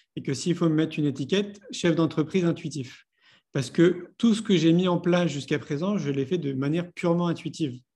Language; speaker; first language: French; native; French